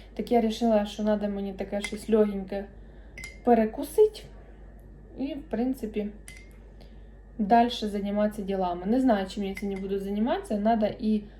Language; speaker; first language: Ukrainian; non-native, local second language; Russian